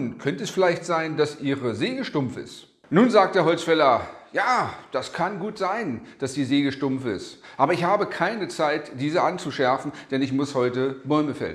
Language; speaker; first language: German; native; German